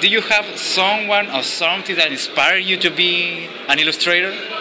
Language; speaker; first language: English; non-native, learner; Spanish